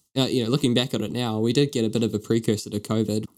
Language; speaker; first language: English; native; English